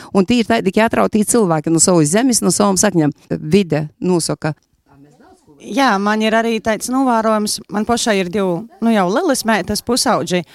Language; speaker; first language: Latvian; native; Latvian